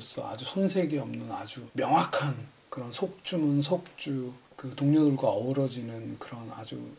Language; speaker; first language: Korean; native; Korean